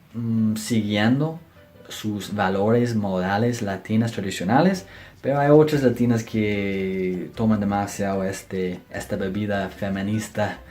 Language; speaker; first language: Spanish; non-native, fluent; English